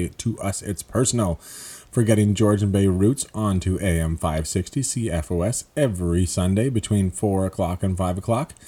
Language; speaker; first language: English; early bilingual, other home language; French